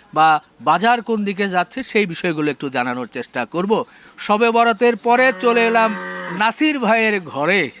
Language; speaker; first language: Bangla; native; Bangla